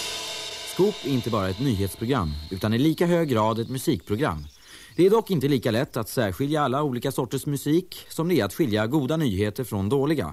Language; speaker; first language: Swedish; native; Swedish